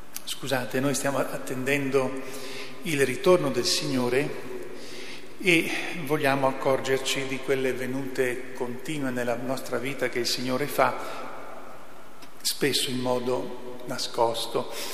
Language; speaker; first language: Italian; native; Italian